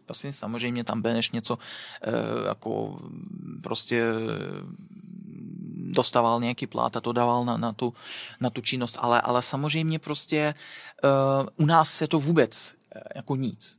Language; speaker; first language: Czech; non-native, fluent; Belarusian